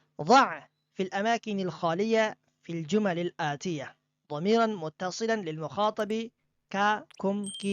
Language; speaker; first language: Arabic; non-native, fluent; Persian